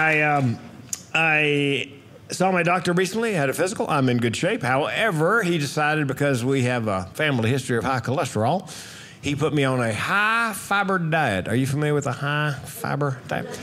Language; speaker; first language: English; native; English